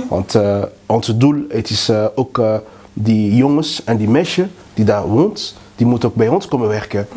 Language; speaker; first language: Dutch; non-native, learner; Lingala